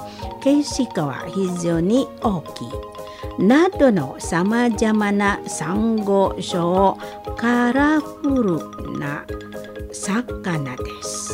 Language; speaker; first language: Japanese; non-native, fluent; Indonesian